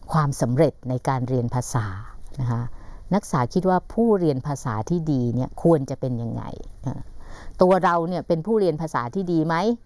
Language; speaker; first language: Thai; native; Thai